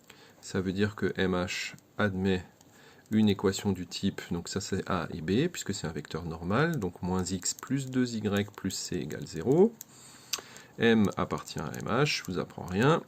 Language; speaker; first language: French; native; French